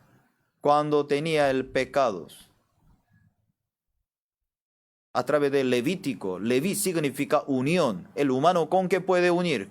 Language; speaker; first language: Spanish; non-native, fluent; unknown